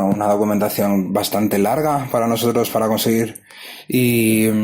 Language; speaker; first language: Spanish; native; Spanish